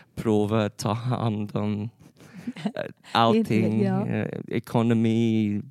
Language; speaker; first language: Swedish; non-native, learner; English